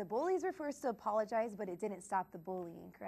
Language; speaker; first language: English; native; English